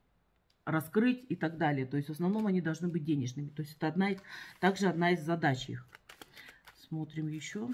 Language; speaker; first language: Russian; native; Russian